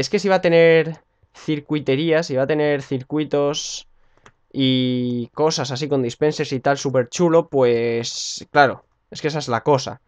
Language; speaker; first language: Spanish; native; Spanish